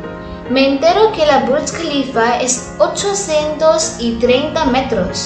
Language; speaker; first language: Spanish; non-native, learner; Hindi